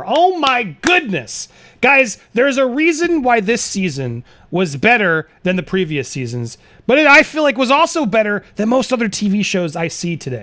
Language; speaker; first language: English; native; English